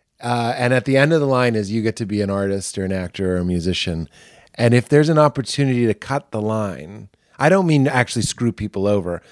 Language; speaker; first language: English; native; English